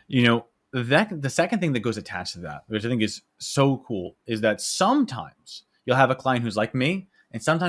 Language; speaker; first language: English; native; English